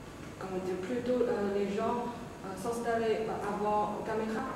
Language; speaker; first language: French; non-native, learner; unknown